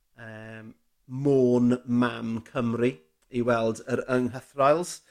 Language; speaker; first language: Welsh; native; Welsh